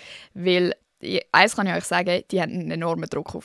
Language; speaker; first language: German; native; German